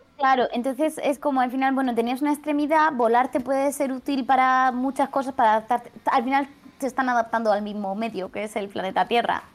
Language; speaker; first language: Spanish; native; Spanish